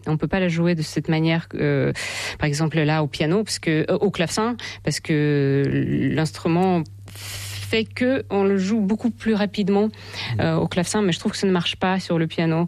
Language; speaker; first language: French; non-native, fluent; Russian